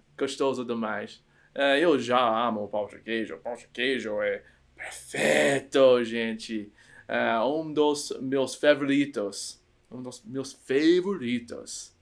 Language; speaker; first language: Portuguese; non-native, learner; Dutch